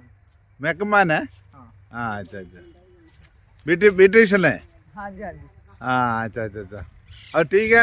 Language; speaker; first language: Hindi; non-native, local second language; Malayalam